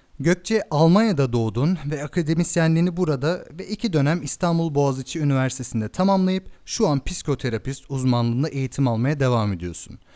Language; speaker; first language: Turkish; early bilingual, heritage; Turkish